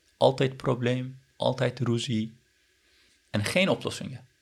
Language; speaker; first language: Dutch; non-native, learner; Turkish